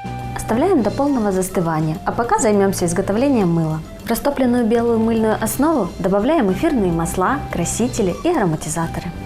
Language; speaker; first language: Russian; native; Russian